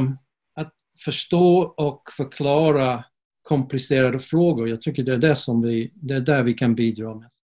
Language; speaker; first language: Swedish; non-native, fluent; English